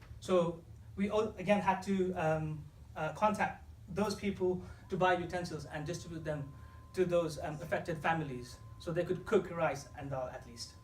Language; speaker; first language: English; non-native, fluent; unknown